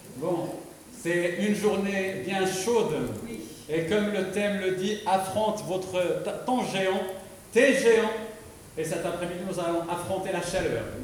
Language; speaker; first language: French; non-native, local second language; Arabic